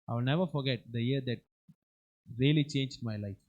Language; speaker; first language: English; non-native, local second language; Tamil